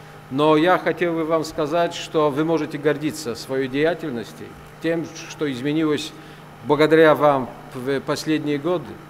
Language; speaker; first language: Russian; non-native, fluent; Polish